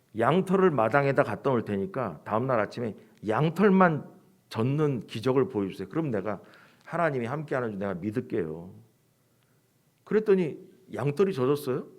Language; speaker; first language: Korean; native; Korean